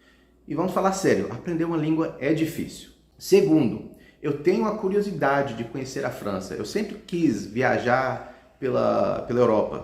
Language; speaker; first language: Portuguese; early bilingual, heritage; Portuguese